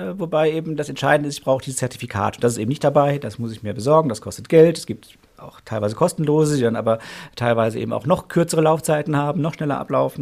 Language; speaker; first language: German; native; German